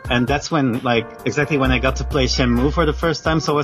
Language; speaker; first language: English; non-native, fluent; Dutch